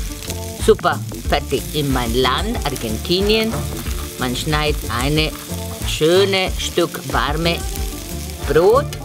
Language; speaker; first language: German; non-native, fluent; Spanish